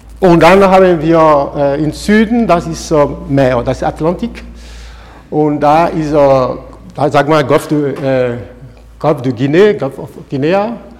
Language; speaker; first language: German; non-native, fluent; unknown